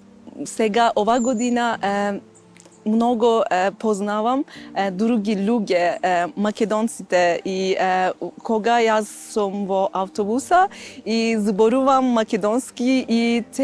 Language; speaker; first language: Macedonian; non-native, learner; Turkish